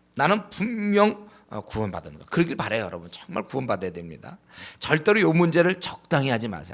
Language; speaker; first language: Korean; native; Korean